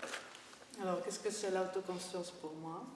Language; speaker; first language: French; non-native, fluent; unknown